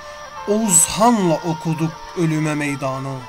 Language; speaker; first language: Turkish; early bilingual, heritage; Turkish